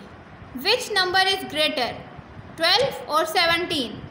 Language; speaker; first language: English; non-native, fluent; Urdu